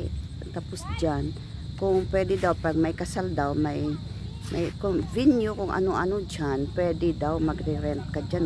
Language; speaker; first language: Filipino; non-native, local second language; Hiligaynon